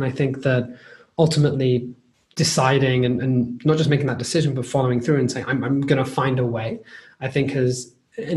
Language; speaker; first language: English; native; English